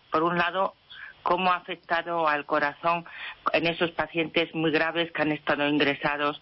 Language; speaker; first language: Spanish; native; Spanish